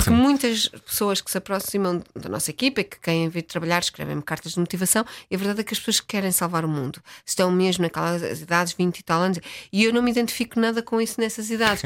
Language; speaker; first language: Portuguese; native; Portuguese